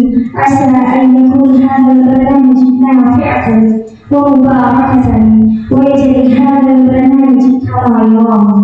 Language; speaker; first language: Arabic; non-native, learner; Indonesian